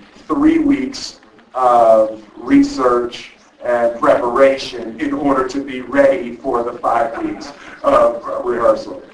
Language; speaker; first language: English; native; English